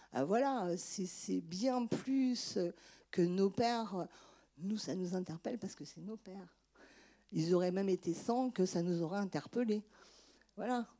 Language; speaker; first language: French; native; French